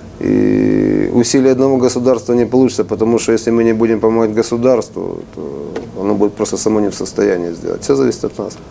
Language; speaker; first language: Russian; non-native, local second language; Ukrainian